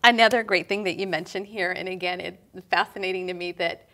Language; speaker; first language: English; native; English